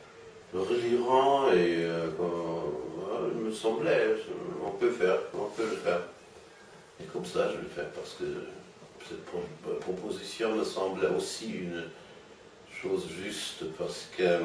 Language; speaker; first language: French; non-native, fluent; German